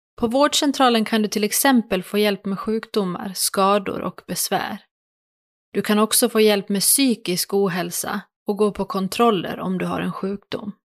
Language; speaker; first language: Swedish; native; Swedish